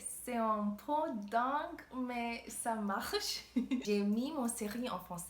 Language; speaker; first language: French; non-native, learner; English